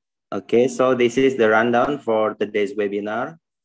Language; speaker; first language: English; non-native, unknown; Indonesian